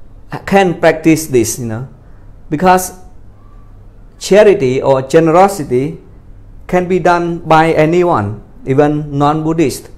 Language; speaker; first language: English; non-native, fluent; Khmer